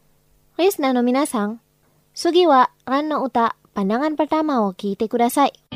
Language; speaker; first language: Japanese; non-native, fluent; Indonesian